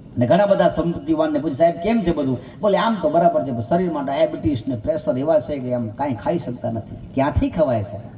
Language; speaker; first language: Gujarati; non-native, local second language; Kachhi